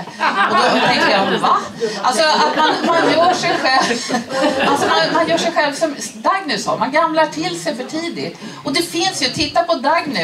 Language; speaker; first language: Swedish; native; Swedish